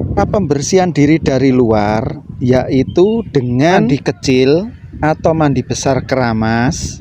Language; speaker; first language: Indonesian; native; Indonesian